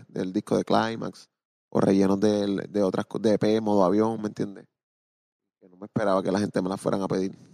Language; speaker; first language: Spanish; native; Spanish